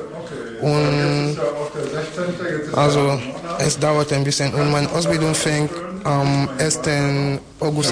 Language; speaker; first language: German; non-native, fluent; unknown